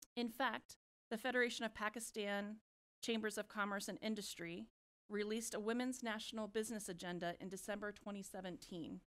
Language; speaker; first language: English; native; English